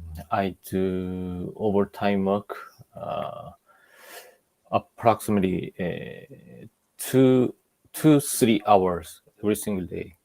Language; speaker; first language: English; non-native, learner; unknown